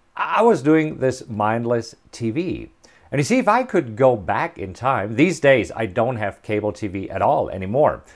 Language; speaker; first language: English; non-native, fluent; German